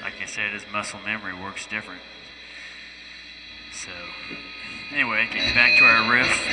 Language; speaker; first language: English; native; English